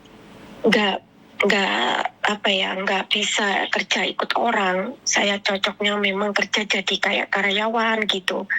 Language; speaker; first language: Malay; non-native, local second language; Javanese